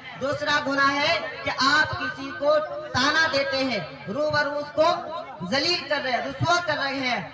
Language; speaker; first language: Urdu; non-native, local second language; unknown